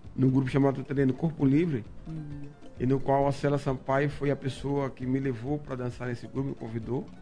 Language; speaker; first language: Portuguese; native; Portuguese